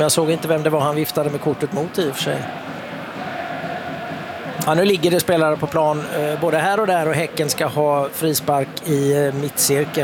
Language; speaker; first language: Swedish; native; Swedish